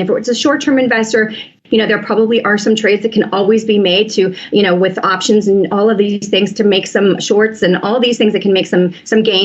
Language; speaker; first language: English; native; English